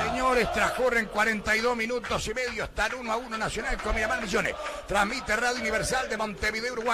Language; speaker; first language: Spanish; native; Spanish